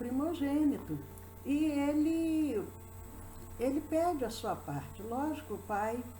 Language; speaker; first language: Portuguese; native; Portuguese